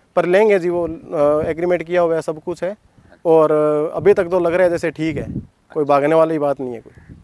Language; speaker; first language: Hindi; native; Hindi